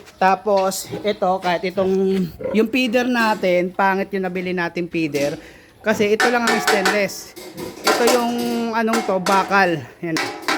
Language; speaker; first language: Filipino; non-native, local second language; Cebuano